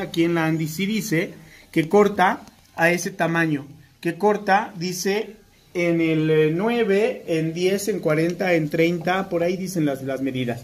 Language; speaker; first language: Spanish; native; Spanish